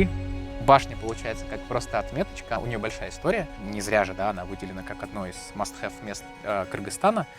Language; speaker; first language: Russian; native; Russian